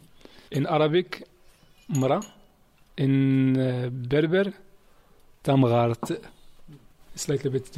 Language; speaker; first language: English; non-native, learner; Arabic